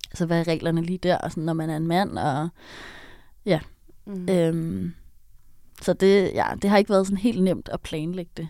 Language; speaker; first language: Danish; native; Danish